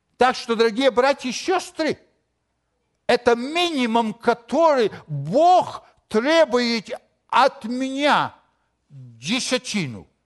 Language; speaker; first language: Russian; non-native, fluent; Spanish